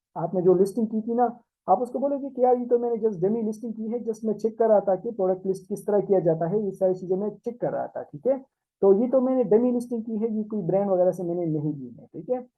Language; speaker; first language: Urdu; non-native, local second language; Pashto